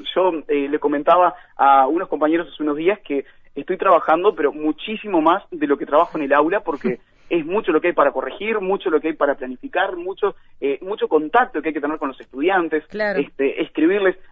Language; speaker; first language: Spanish; native; Spanish